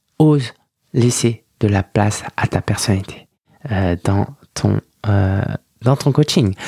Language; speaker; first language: French; early bilingual, other home language; Chinese